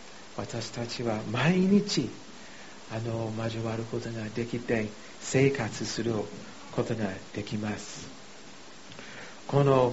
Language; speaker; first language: Japanese; non-native, fluent; English